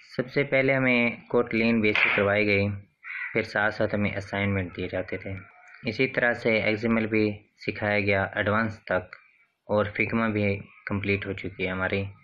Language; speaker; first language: Urdu; non-native, local second language; Saraiki